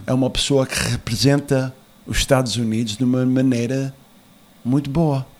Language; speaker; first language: Portuguese; early bilingual, heritage; Portuguese